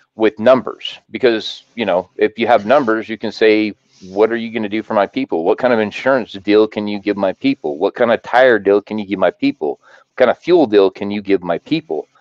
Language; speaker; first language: English; native; English